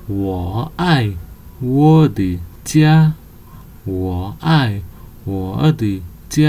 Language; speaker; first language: Chinese; non-native, fluent; Nepali